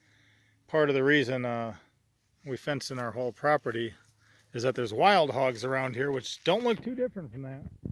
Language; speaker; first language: English; native; English